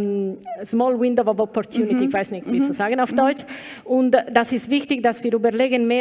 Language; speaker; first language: German; non-native, learner; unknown